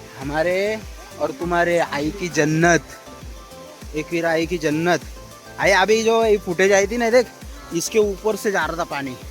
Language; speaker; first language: Hindi; non-native, local second language; Marathi